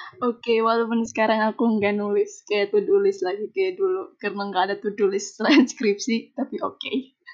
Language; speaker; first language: Indonesian; non-native, local second language; Banjar